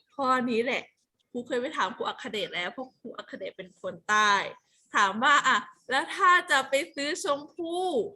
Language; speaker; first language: Thai; native; Thai